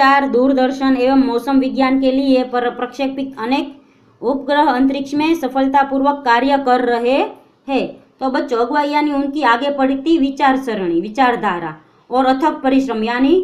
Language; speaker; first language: Hindi; non-native, local second language; Gujarati